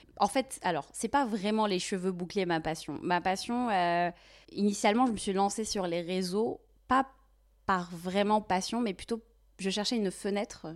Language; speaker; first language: French; non-native, local second language; Kabyle